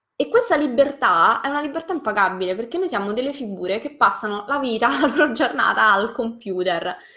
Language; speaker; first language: Italian; native; Italian